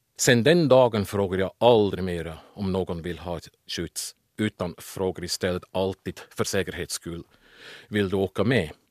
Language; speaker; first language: Swedish; non-native, fluent; German